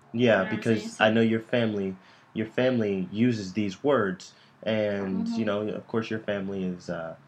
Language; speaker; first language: Spanish; non-native, fluent; English